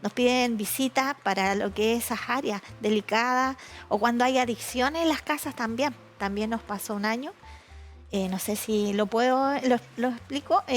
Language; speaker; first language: Spanish; native; Spanish